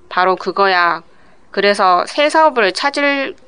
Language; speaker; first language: Korean; non-native, learner; Japanese